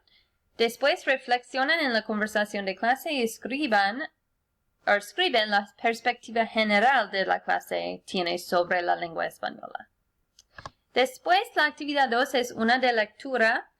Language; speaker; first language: Spanish; non-native, fluent; English